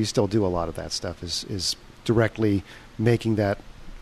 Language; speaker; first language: English; native; English